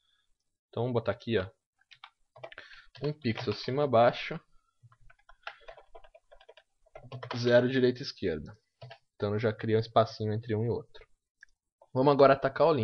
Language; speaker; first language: Portuguese; native; Portuguese